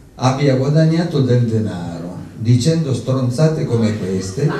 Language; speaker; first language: Italian; native; Italian